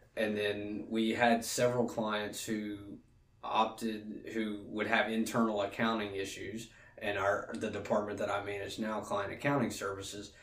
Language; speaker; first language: English; native; English